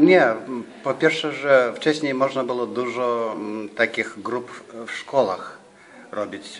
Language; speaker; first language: Polish; non-native, fluent; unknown